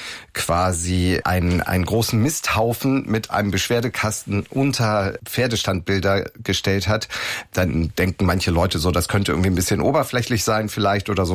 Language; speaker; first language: German; native; German